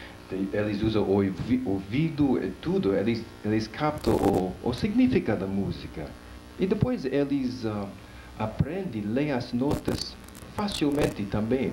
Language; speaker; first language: Portuguese; non-native, fluent; English